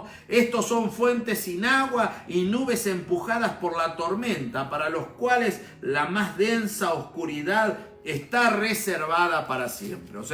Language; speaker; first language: Spanish; native; Spanish